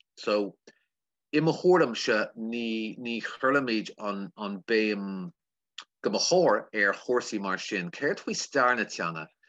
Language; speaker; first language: Irish; non-native, local second language; English